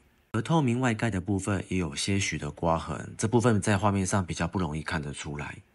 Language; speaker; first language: Chinese; native; Chinese